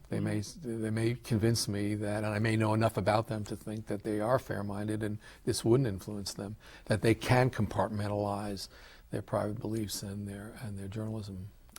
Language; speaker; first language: English; native; English